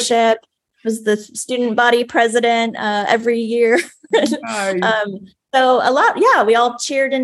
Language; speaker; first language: English; native; English